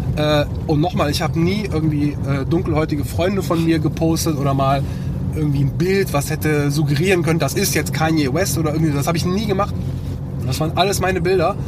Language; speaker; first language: German; early bilingual, other home language; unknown